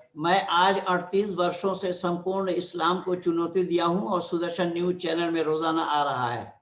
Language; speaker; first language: Hindi; non-native, local second language; Bangla